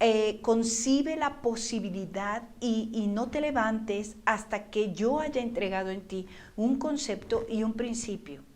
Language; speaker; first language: Spanish; native; Spanish